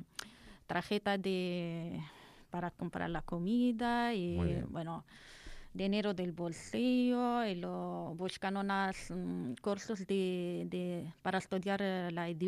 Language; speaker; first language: Spanish; non-native, learner; Arabic